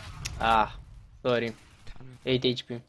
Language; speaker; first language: English; non-native, learner; Romanian